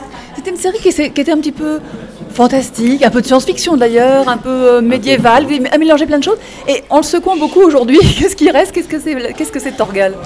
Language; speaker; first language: French; native; French